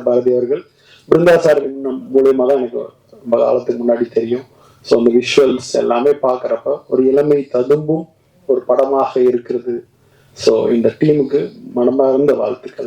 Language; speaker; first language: Tamil; native; Tamil